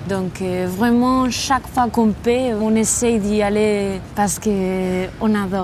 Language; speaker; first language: French; non-native, fluent; Spanish